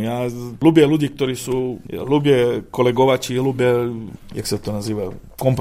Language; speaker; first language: Polish; non-native, fluent; Serbian